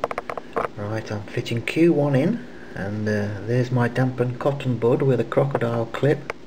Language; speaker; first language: English; native; English